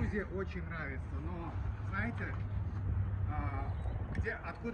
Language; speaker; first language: Russian; native; Russian